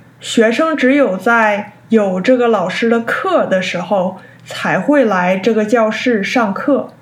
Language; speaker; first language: Chinese; early bilingual, heritage; Chinese